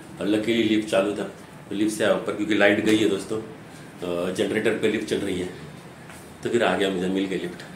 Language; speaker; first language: Hindi; non-native, local second language; Marathi